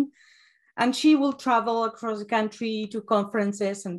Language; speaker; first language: English; non-native, fluent; Spanish